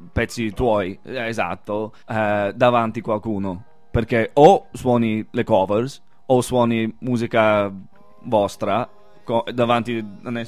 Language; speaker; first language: Italian; non-native, fluent; English